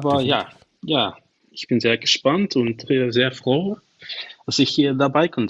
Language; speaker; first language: German; non-native, learner; Dutch